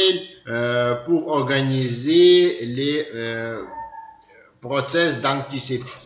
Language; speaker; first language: French; non-native, learner; Ukrainian